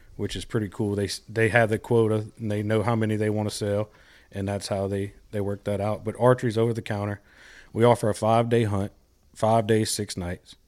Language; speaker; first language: English; native; English